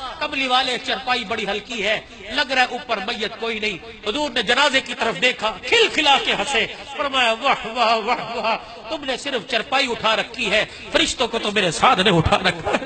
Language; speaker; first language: Urdu; non-native, local second language; Punjabi